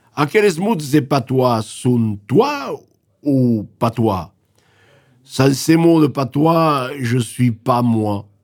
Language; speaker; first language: French; native; French